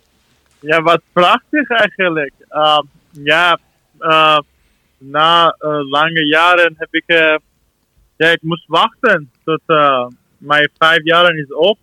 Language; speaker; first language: Dutch; non-native, learner; Persian